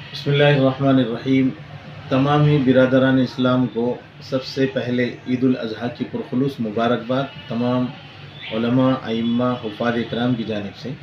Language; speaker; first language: Urdu; native; Urdu